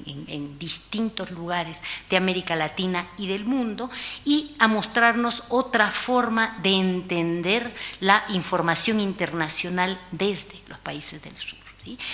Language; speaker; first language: Spanish; native; Spanish